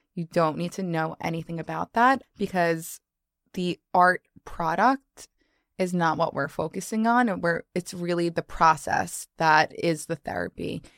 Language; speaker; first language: English; native; English